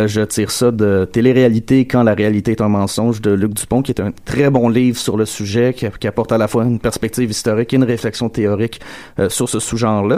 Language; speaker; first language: French; native; French